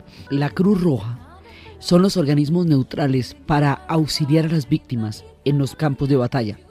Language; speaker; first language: Spanish; native; Spanish